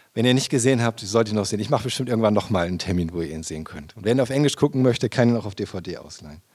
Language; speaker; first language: German; native; German